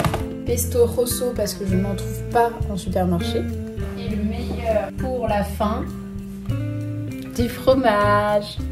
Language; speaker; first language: French; native; French